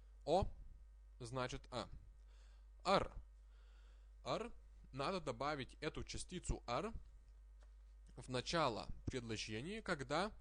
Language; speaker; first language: Russian; non-native, fluent; Lithuanian